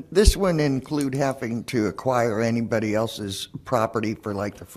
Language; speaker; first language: English; native; English